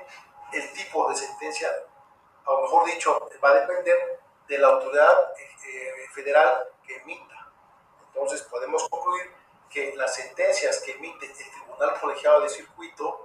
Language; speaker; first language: Spanish; native; Spanish